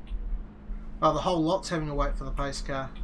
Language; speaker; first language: English; native; English